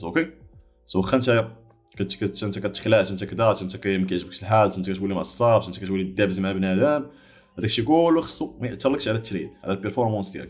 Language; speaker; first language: Arabic; native; Arabic